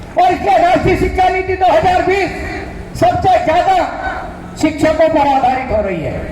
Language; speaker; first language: Hindi; native; Hindi